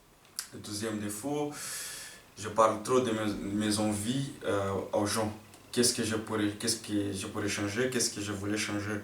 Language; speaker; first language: French; non-native, fluent; Portuguese